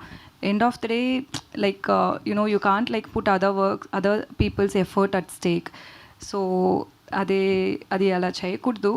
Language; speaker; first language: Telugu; non-native, learner; Tamil